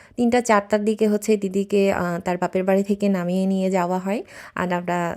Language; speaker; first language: Bangla; non-native, local second language; Chakma